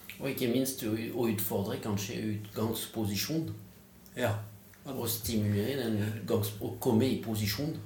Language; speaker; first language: Norwegian; non-native, fluent; French